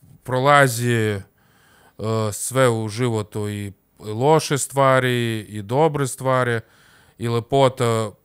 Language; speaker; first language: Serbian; non-native, learner; Russian